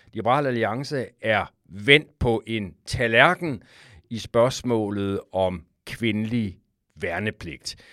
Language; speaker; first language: Danish; native; Danish